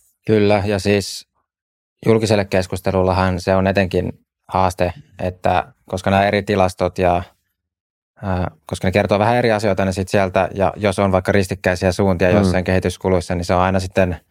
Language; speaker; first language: Finnish; native; Finnish